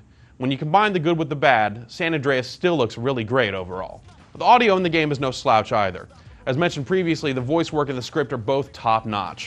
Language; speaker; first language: English; native; English